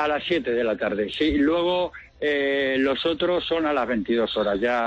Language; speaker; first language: Spanish; native; Spanish